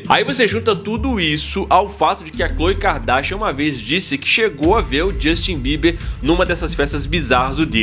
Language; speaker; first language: Portuguese; native; Portuguese